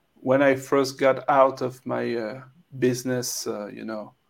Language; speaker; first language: English; non-native, fluent; French